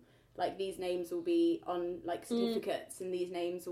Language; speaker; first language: English; native; English